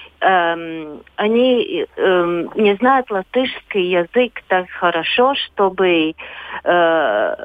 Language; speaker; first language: Russian; non-native, local second language; Latvian